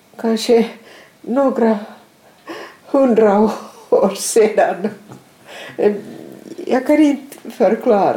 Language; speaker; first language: Swedish; non-native, fluent; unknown